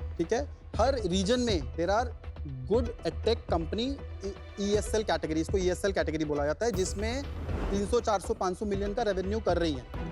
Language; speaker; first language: Hindi; native; Hindi